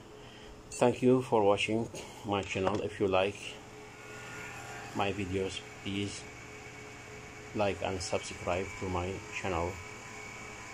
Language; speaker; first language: English; non-native, learner; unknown